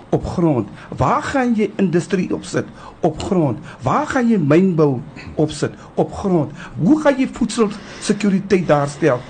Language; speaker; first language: Afrikaans; native; Afrikaans